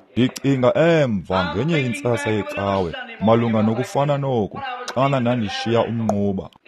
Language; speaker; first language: Xhosa; native; Xhosa